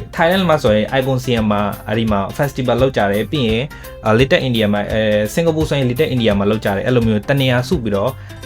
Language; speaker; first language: Burmese; non-native, local second language; Hindi